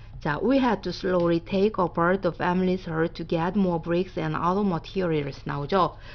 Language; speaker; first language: English; non-native, fluent; Korean